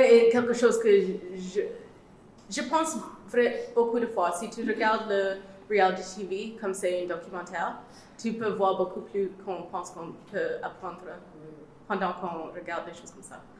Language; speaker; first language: French; non-native, learner; English